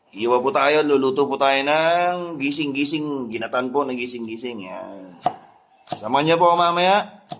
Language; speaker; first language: Filipino; native; Filipino